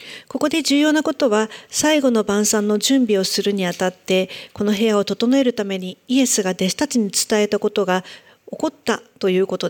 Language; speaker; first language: Japanese; native; Japanese